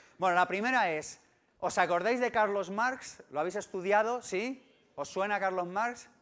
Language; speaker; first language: Spanish; native; Spanish